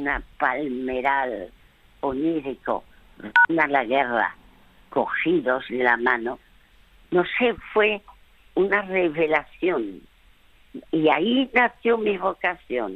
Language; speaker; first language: Spanish; early bilingual, other home language; French